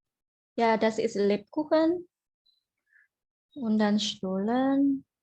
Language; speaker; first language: German; non-native, fluent; Indonesian